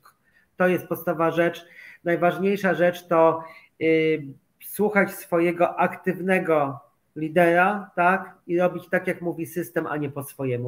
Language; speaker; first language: Polish; native; Polish